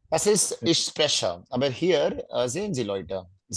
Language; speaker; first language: German; non-native, fluent; Hindi